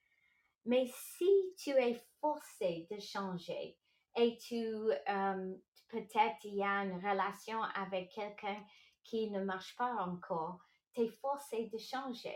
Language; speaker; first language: French; non-native, local second language; English